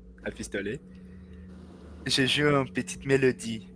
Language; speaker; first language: French; non-native, learner; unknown